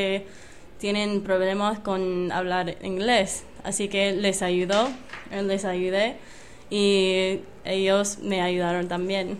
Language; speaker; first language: Spanish; non-native, fluent; English